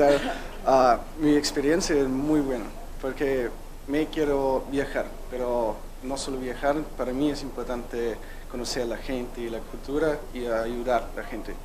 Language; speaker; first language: Spanish; non-native, learner; German